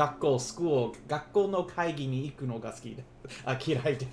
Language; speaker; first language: Japanese; non-native, learner; English